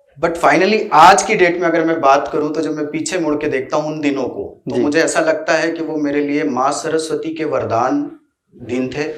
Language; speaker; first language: Hindi; native; Hindi